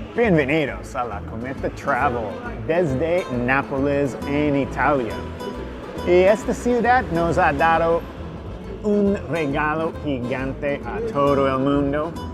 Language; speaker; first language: Spanish; non-native, fluent; English